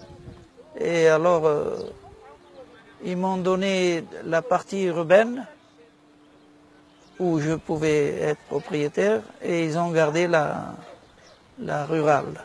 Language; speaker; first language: French; native; French